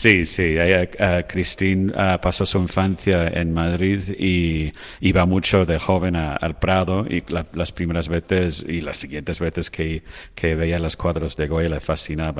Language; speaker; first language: Spanish; non-native, fluent; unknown